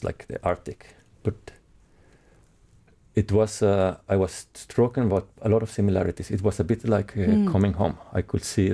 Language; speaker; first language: English; non-native, fluent; Spanish